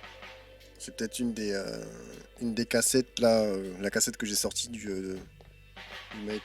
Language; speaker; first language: French; native; French